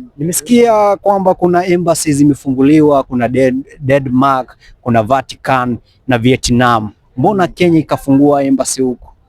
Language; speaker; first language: Swahili; native; Swahili